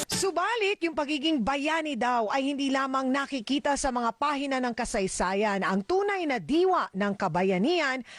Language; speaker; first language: Filipino; native; Filipino